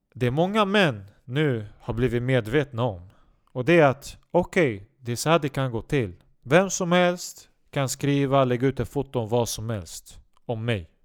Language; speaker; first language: Swedish; non-native, local second language; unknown